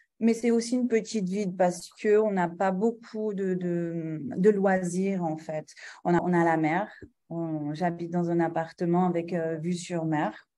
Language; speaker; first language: French; non-native, local second language; Arabic